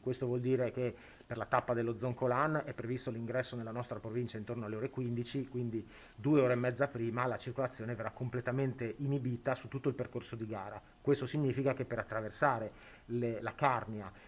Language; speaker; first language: Italian; native; Italian